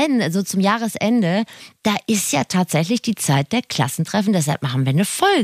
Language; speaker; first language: German; native; German